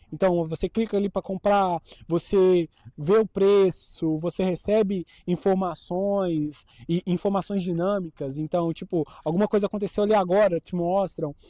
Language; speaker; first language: Portuguese; native; Portuguese